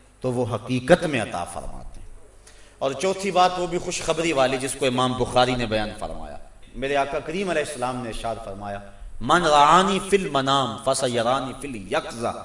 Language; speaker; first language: Urdu; native; Urdu